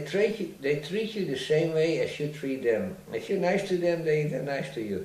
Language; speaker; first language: English; non-native, fluent; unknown